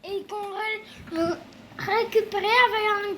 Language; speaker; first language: French; native; French